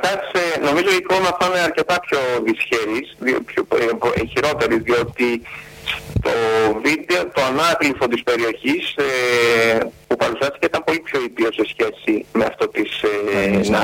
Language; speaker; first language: Greek; native; Greek